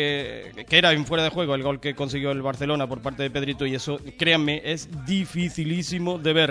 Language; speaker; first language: Spanish; native; Spanish